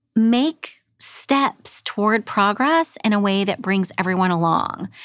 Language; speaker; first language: English; native; English